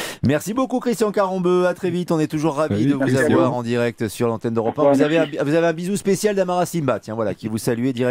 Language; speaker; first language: French; native; French